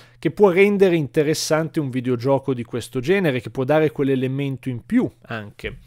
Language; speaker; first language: Italian; native; Italian